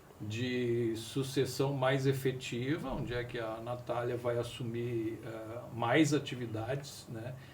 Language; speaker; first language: Portuguese; native; Portuguese